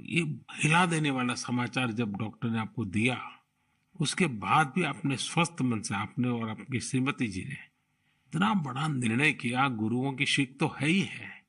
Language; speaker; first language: Hindi; non-native, local second language; Gujarati